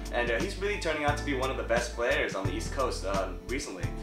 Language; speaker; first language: English; native; English